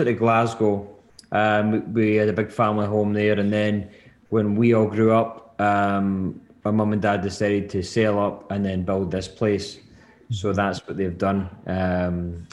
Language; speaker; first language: English; native; English